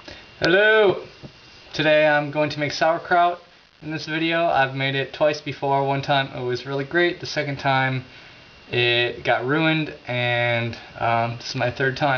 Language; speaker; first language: English; native; English